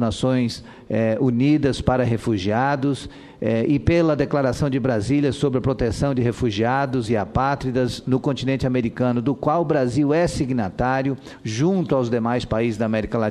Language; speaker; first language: Portuguese; native; Portuguese